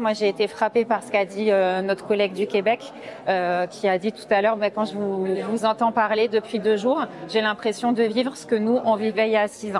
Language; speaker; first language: French; native; French